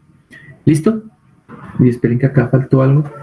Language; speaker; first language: Spanish; native; Spanish